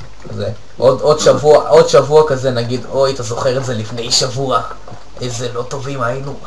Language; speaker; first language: Hebrew; native; Hebrew